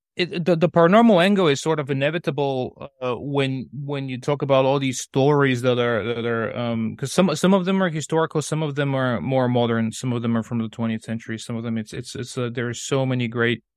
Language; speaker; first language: English; non-native, fluent; Bulgarian